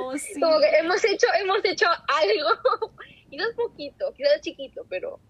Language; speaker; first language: Spanish; native; Spanish